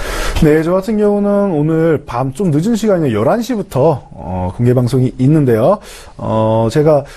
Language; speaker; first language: Korean; native; Korean